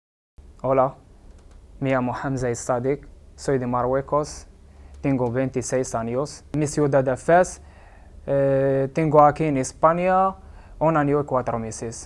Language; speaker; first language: Spanish; non-native, learner; Arabic